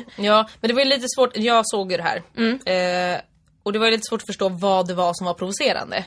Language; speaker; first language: Swedish; native; Swedish